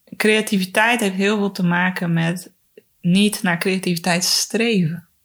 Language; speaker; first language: Dutch; early bilingual, other home language; Spanish